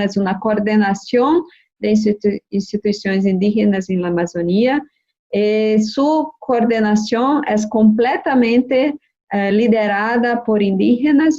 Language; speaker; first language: Spanish; non-native, learner; Portuguese